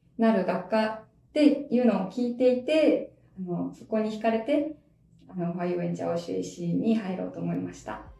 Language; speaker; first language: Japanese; native; Japanese